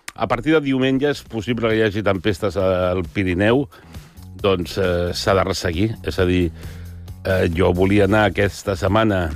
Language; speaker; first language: Catalan; native; Catalan